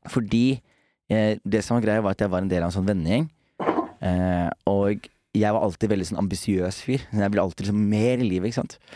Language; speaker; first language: Norwegian; native; Norwegian